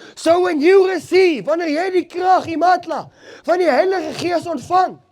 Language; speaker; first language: Afrikaans; non-native, local second language; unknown